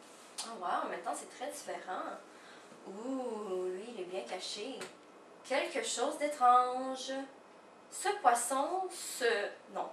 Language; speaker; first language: French; native; French